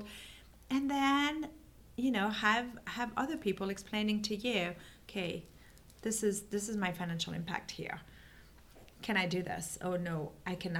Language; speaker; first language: English; non-native, fluent; French